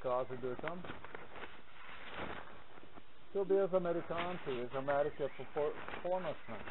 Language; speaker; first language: Polish; non-native, learner; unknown